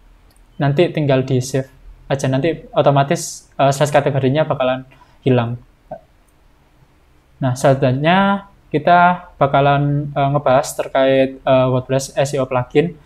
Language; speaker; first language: Indonesian; native; Indonesian